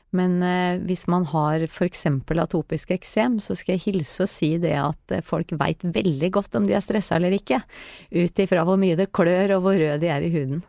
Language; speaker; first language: Norwegian; native; Norwegian